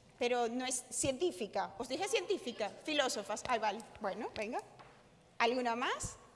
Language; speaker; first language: Spanish; native; Spanish